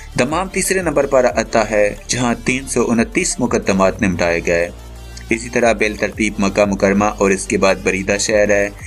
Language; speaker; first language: Urdu; native; Urdu